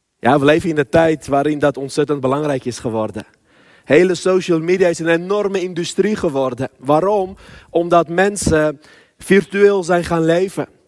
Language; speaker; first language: Dutch; early bilingual, other home language; Armenian